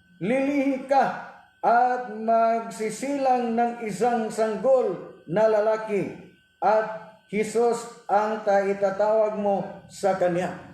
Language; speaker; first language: Filipino; non-native, local second language; Cebuano